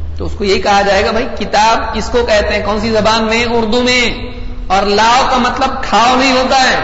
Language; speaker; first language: Urdu; native; Urdu